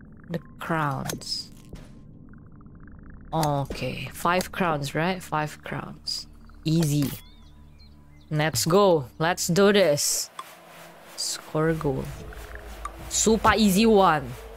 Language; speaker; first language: English; non-native, fluent; Indonesian